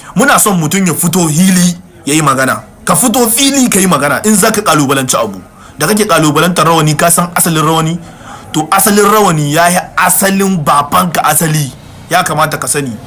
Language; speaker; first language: Hausa; non-native, local second language; Tamasheq